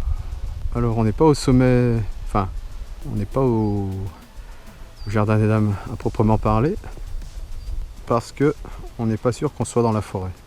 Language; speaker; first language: French; native; French